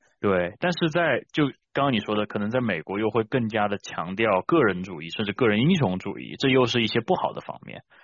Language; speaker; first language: Chinese; native; Chinese